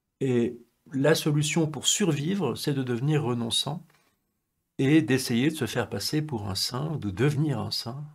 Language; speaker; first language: French; native; French